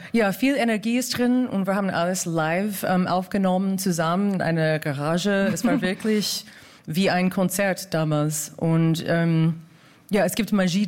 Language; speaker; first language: German; non-native, fluent; English